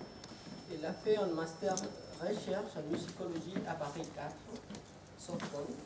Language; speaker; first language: French; non-native, learner; Spanish